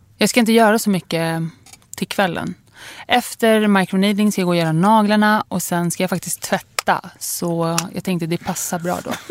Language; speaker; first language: Swedish; early bilingual, other home language; Kurdish